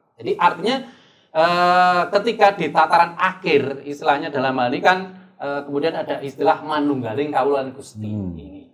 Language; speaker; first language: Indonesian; native; Indonesian